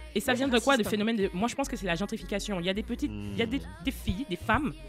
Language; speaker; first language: French; native; French